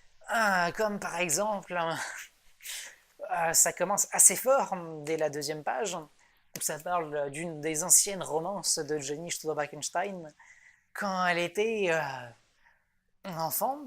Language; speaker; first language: French; native; French